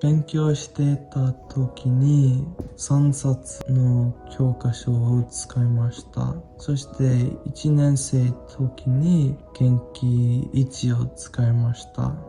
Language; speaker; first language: Japanese; non-native, learner; English